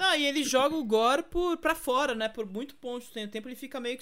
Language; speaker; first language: Portuguese; native; Portuguese